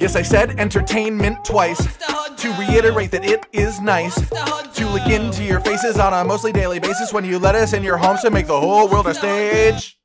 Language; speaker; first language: English; native; English